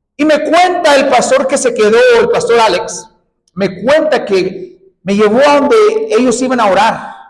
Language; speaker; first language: Spanish; early bilingual, heritage; Spanish